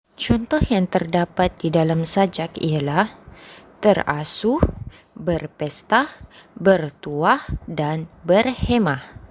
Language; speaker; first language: Malay; native; Malay